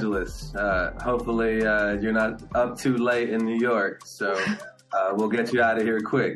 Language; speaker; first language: English; early bilingual, other home language; Spanish